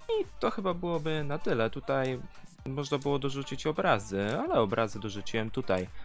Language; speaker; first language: Polish; native; Polish